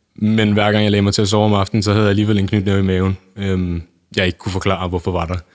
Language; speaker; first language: Danish; native; Danish